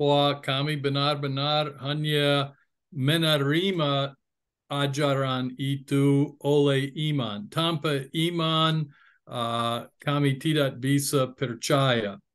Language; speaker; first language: Indonesian; non-native, fluent; English